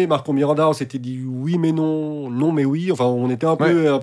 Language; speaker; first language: French; native; French